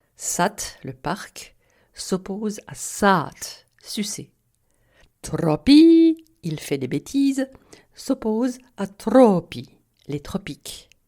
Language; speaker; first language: French; native; French